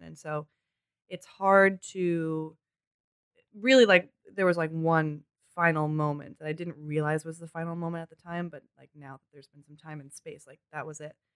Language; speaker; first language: English; early bilingual, other home language; French